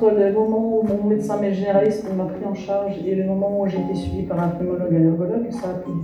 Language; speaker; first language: French; native; French